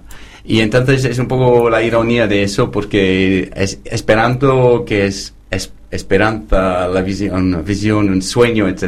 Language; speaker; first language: Spanish; non-native, fluent; English